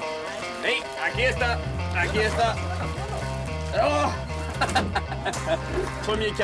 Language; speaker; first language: Spanish; non-native, learner; French